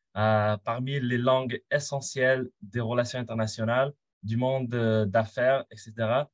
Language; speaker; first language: French; non-native, fluent; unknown